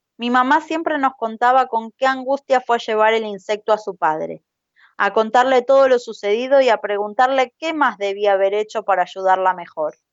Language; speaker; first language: Spanish; native; Spanish